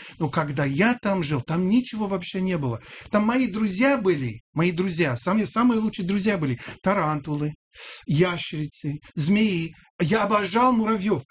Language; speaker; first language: Russian; non-native, fluent; English